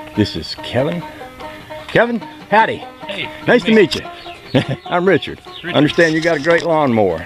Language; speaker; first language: English; native; English